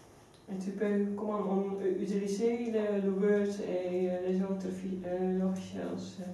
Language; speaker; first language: French; non-native, learner; Dutch